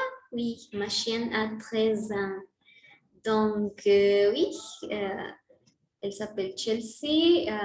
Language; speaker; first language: French; non-native, learner; Spanish